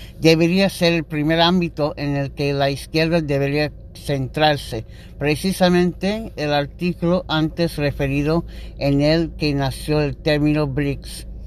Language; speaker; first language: Spanish; non-native, learner; English